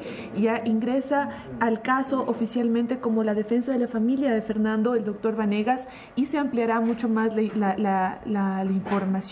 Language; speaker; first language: Spanish; native; Spanish